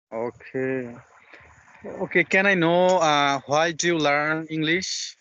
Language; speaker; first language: English; non-native, fluent; Bangla